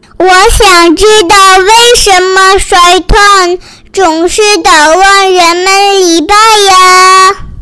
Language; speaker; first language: Chinese; early bilingual, heritage; Chinese